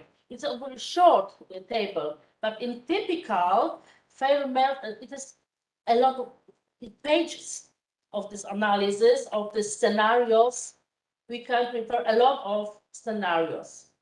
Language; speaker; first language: English; non-native, fluent; Polish